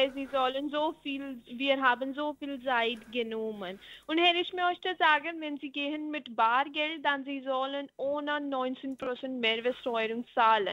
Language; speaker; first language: German; non-native, learner; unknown